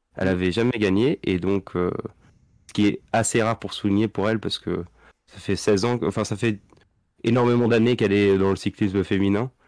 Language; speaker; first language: French; native; French